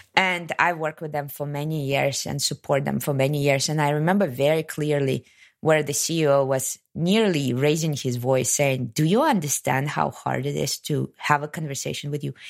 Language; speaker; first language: English; non-native, fluent; Kazakh